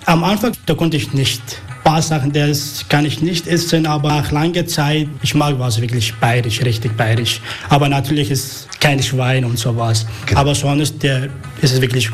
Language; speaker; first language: German; non-native, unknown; Arabic